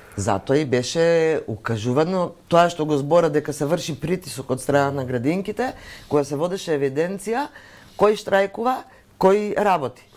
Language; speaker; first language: Macedonian; native; Macedonian